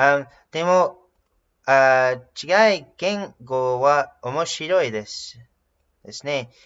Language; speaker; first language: Japanese; non-native, learner; English